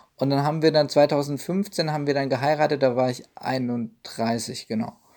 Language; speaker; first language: German; native; German